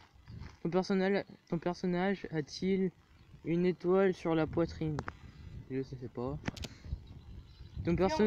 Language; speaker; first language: French; native; French